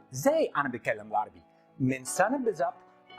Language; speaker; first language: Arabic; non-native, learner; English